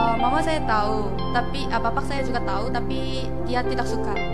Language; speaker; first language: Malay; non-native, fluent; Korean